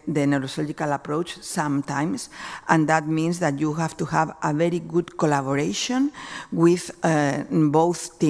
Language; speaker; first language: English; non-native, fluent; Spanish